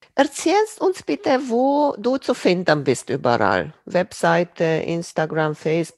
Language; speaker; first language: German; non-native, fluent; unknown